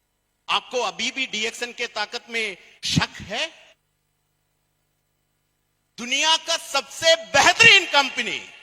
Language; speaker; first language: Hindi; non-native, fluent; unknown